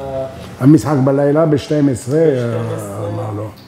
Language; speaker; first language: Hebrew; non-native, learner; French